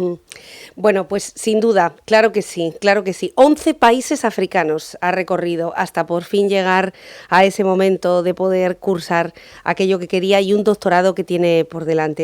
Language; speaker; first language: Spanish; native; Spanish